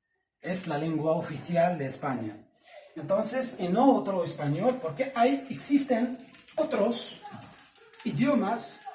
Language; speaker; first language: Spanish; non-native, fluent; Arabic